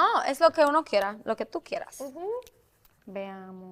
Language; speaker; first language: Spanish; native; Spanish